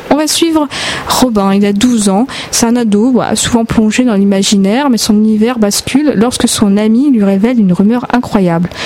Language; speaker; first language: French; native; French